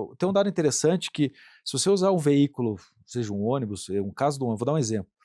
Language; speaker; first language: Portuguese; native; Portuguese